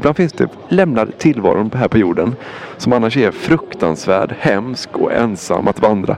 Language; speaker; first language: Swedish; native; Swedish